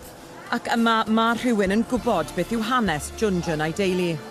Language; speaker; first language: Welsh; native; Welsh